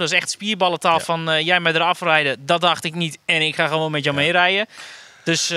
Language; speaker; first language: Dutch; native; Dutch